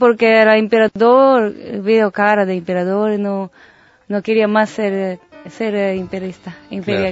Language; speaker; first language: Spanish; non-native, learner; Japanese